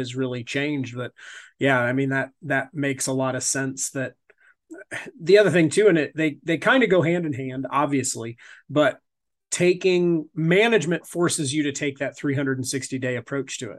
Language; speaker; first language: English; native; English